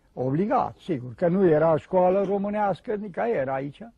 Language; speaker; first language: Romanian; non-native, local second language; Hungarian